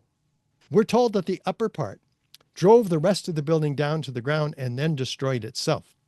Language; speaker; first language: English; native; English